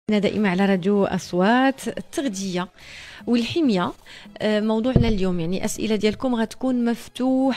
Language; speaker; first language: Arabic; native; Arabic